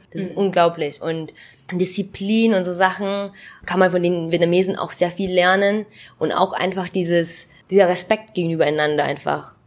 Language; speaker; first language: German; early bilingual, other home language; Vietnamese